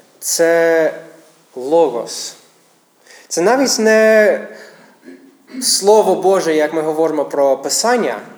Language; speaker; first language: Ukrainian; non-native, fluent; English